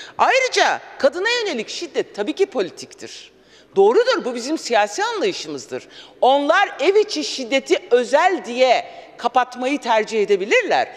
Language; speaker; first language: Turkish; non-native, local second language; Kurdish